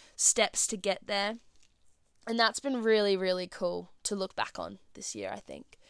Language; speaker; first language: English; native; English